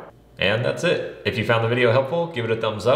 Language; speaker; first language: English; native; English